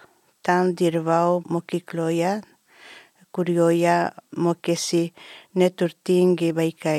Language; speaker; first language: Lithuanian; non-native, learner; Spanish